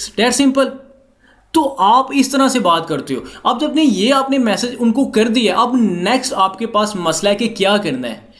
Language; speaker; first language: Urdu; non-native, local second language; Punjabi